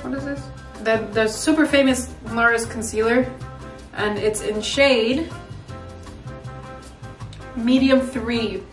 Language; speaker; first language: English; early bilingual, other home language; Spanish